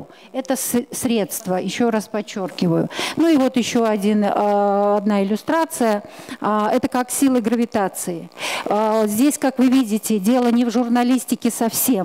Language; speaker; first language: Russian; native; Russian